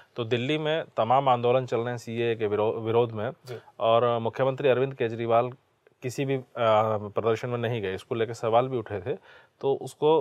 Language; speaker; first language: Hindi; native; Hindi